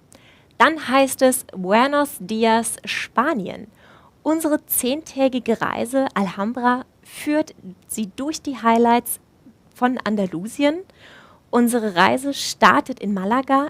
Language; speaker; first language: German; native; German